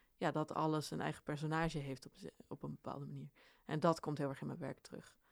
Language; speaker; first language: Dutch; early bilingual, other home language; Swedish